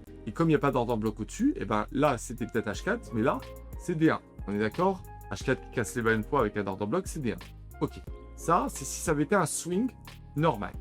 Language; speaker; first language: French; native; French